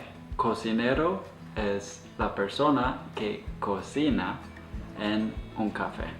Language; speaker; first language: Spanish; non-native, fluent; English